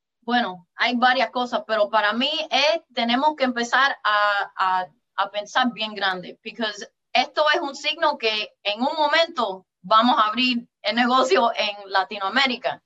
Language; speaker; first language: Spanish; early bilingual, heritage; English